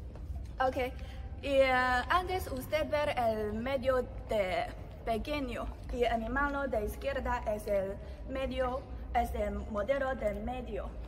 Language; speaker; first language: Spanish; non-native, learner; Chinese